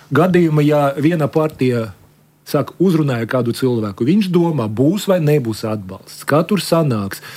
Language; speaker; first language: Latvian; non-native, local second language; Russian